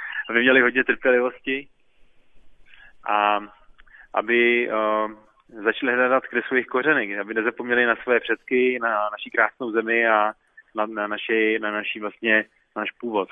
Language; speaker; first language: Czech; native; Czech